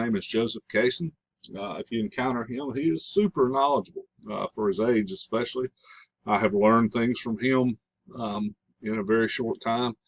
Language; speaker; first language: English; native; English